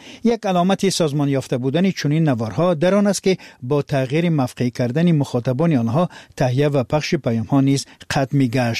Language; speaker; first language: Persian; native; Persian